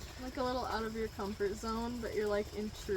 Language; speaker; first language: English; native; English